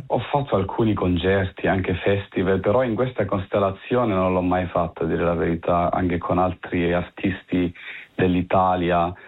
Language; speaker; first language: Italian; early bilingual, heritage; Italian